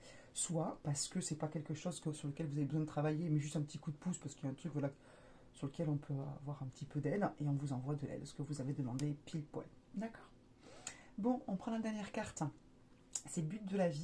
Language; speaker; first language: French; native; French